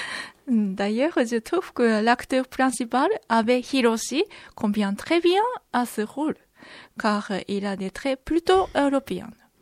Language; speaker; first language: French; non-native, fluent; Japanese